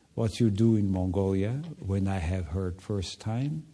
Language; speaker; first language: English; non-native, learner; Mongolian